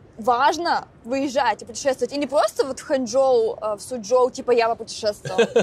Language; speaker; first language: Russian; native; Russian